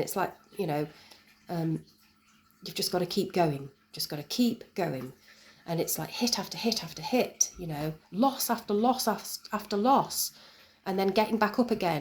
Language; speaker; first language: English; native; English